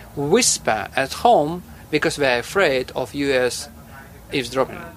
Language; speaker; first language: English; non-native, fluent; Russian